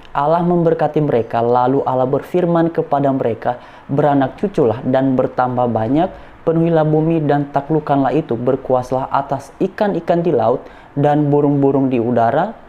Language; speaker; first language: Indonesian; native; Indonesian